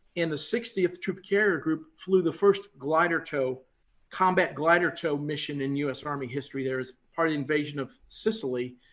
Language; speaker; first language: English; native; English